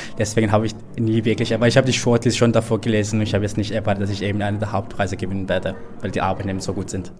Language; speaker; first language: German; early bilingual, other home language; Persian